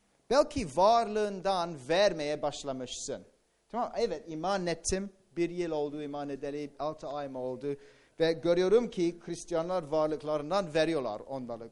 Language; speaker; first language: Turkish; non-native, fluent; English